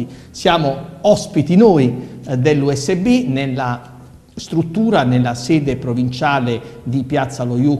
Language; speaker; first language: Italian; native; Italian